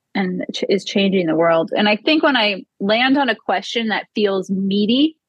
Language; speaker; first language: English; native; English